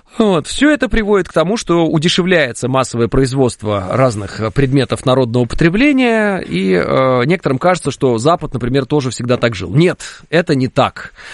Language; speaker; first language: Russian; native; Russian